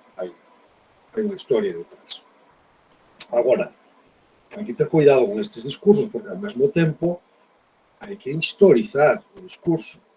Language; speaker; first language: Galician; native; Galician